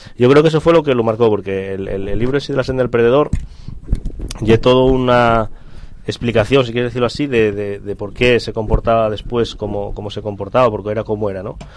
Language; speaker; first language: Spanish; native; Spanish